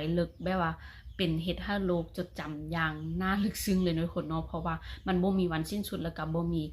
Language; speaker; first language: Thai; non-native, local second language; Northeastern Thai